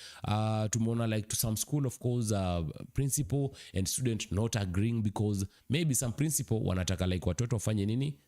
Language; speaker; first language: English; non-native, local second language; Swahili